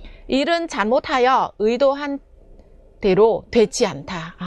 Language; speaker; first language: Korean; non-native, fluent; Vietnamese